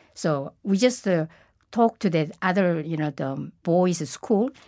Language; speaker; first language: English; non-native, fluent; Korean